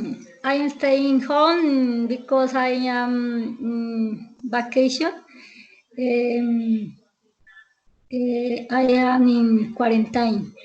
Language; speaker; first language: English; non-native, learner; Spanish